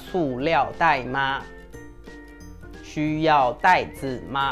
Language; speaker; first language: Chinese; non-native, learner; Vietnamese